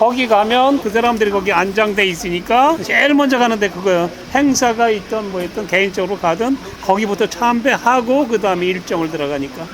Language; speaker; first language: Korean; native; Korean